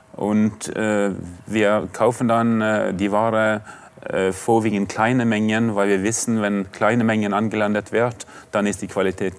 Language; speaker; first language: German; non-native, fluent; Norwegian